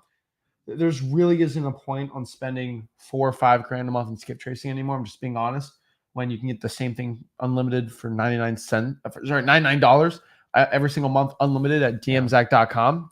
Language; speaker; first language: English; native; English